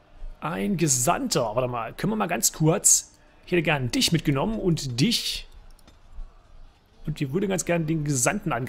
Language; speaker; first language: German; native; German